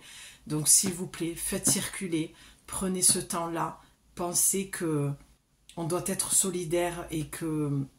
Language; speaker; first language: French; native; French